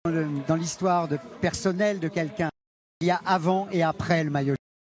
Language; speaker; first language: French; native; French